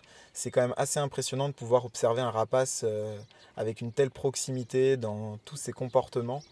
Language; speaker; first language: French; native; French